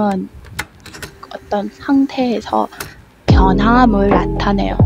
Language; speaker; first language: Korean; non-native, learner; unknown